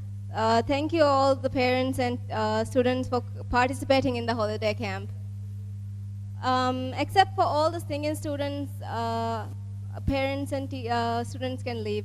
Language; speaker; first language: English; non-native, local second language; Divehi